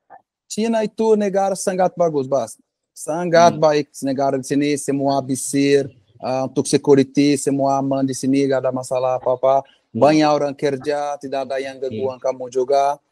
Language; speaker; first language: Indonesian; non-native, fluent; Portuguese